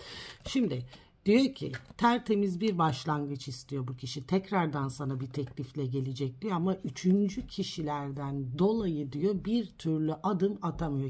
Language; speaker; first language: Turkish; early bilingual, heritage; Turkish